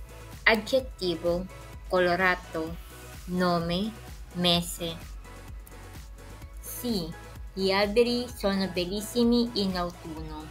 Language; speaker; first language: Italian; non-native, fluent; Filipino